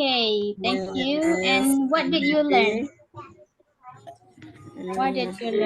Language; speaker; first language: English; non-native, fluent; Indonesian